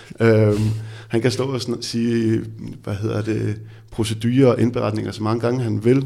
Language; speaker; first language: Danish; native; Danish